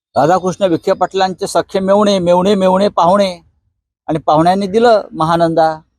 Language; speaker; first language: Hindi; non-native, local second language; Marathi